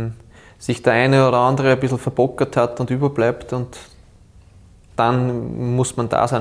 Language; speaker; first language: German; native; German